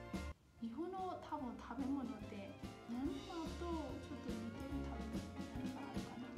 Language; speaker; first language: Japanese; non-native, fluent; Burmese